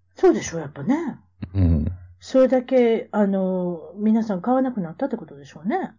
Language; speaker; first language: Japanese; native; Japanese